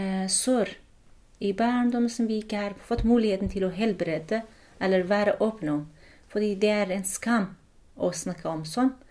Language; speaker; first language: Norwegian; non-native, fluent; Kurdish